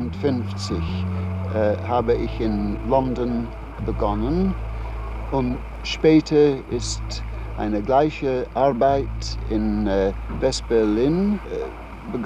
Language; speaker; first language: German; non-native, learner; English